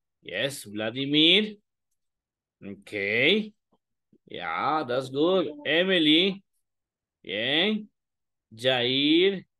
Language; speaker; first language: English; non-native, learner; Spanish